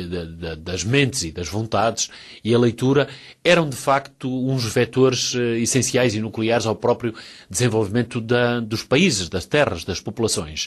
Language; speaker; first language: Portuguese; native; Portuguese